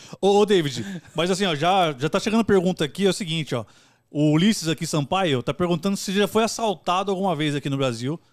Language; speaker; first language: Portuguese; native; Portuguese